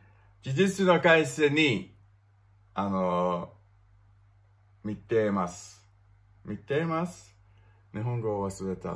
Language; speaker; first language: Japanese; non-native, learner; English